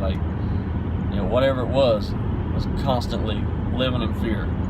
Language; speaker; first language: English; native; English